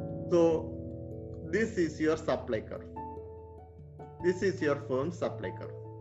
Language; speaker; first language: English; non-native, local second language; Malayalam